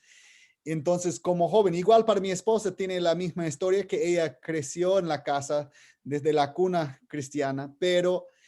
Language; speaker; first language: Spanish; non-native, fluent; English